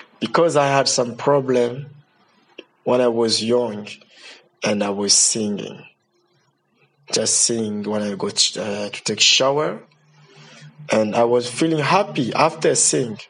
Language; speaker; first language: English; non-native, learner; Lingala